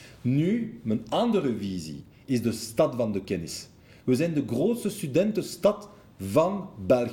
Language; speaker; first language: Dutch; non-native, local second language; French